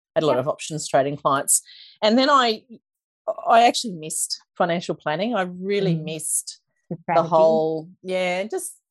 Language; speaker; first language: English; native; English